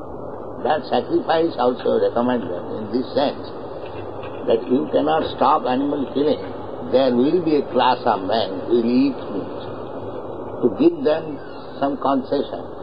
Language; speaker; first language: English; non-native, local second language; Bangla